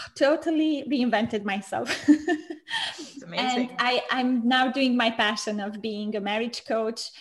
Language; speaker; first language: English; non-native, fluent; Romanian